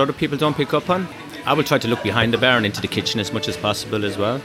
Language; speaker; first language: English; native; English